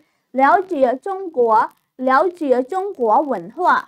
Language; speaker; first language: Chinese; non-native, fluent; Khmer